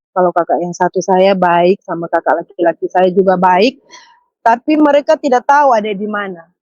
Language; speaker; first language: Indonesian; native; Indonesian